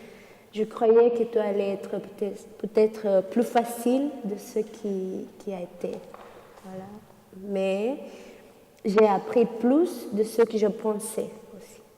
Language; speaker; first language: French; non-native, fluent; Spanish